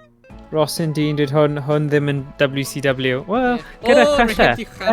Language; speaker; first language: Welsh; native; Welsh